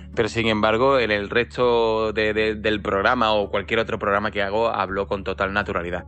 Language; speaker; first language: Spanish; native; Spanish